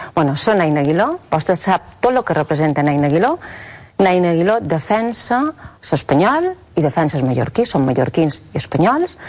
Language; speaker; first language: Catalan; native; Catalan